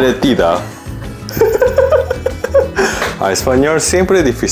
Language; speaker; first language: Spanish; non-native, learner; Korean